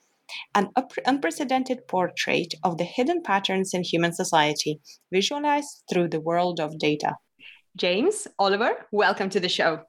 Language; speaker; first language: English; non-native, fluent; Lithuanian